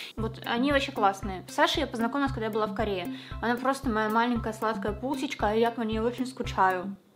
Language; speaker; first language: Russian; native; Russian